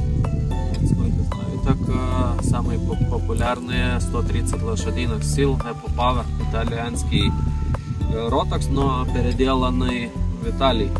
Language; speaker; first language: Russian; non-native, fluent; Lithuanian